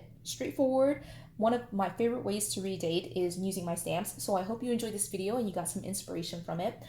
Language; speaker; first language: English; native; English